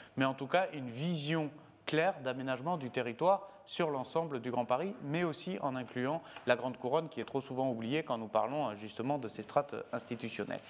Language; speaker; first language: French; native; French